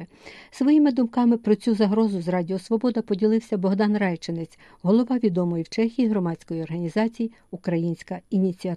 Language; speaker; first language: Ukrainian; native; Ukrainian